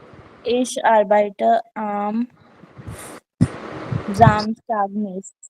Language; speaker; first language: German; non-native, learner; Hindi